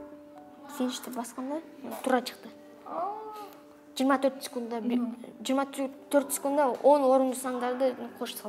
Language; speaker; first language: Kyrgyz; non-native, local second language; Russian